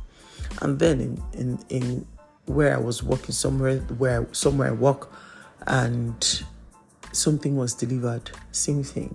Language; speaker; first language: English; non-native, local second language; Yoruba